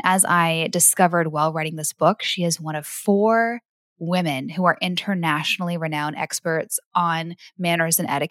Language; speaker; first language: English; native; English